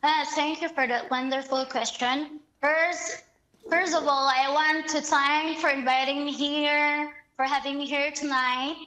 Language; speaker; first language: English; non-native, local second language; Filipino